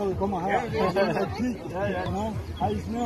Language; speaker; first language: Danish; non-native, learner; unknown